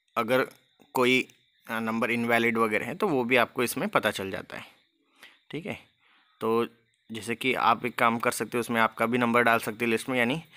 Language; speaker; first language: Hindi; non-native, local second language; Marathi